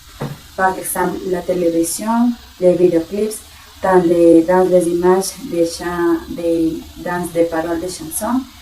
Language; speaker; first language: French; non-native, learner; Spanish